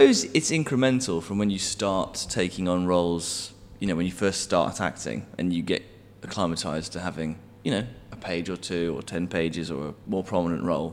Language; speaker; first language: English; native; English